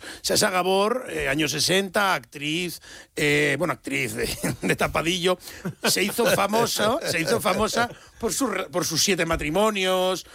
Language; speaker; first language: Spanish; native; Spanish